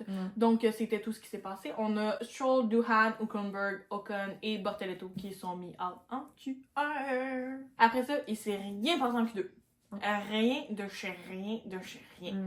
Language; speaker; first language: French; native; French